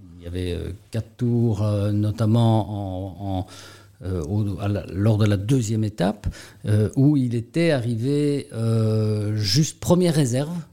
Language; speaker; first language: French; native; French